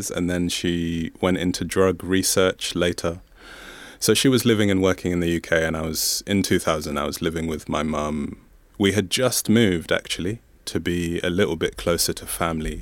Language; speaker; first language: English; non-native, local second language; Bemba